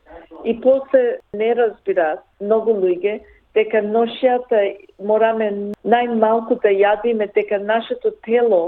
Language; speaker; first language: Macedonian; early bilingual, heritage; Macedonian